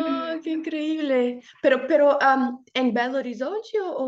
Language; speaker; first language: Spanish; non-native, fluent; Portuguese